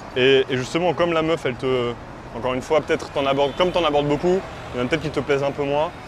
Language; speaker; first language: French; native; French